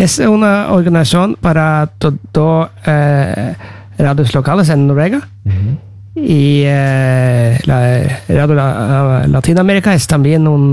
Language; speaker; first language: Spanish; non-native, learner; Norwegian